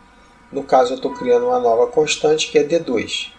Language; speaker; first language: Portuguese; native; Portuguese